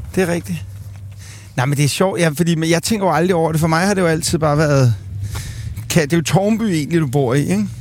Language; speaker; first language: Danish; native; Danish